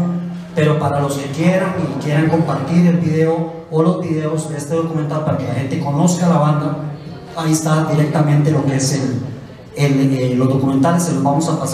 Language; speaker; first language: Spanish; native; Spanish